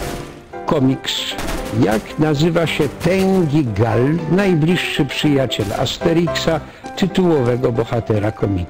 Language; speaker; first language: Polish; native; Polish